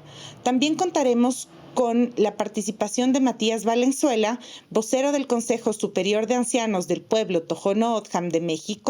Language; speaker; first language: Spanish; native; Spanish